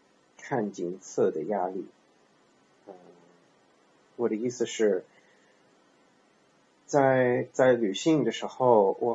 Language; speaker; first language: Chinese; non-native, learner; English